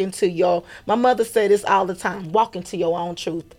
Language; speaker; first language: English; native; English